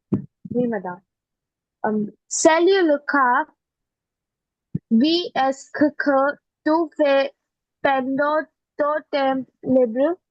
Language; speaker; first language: French; non-native, learner; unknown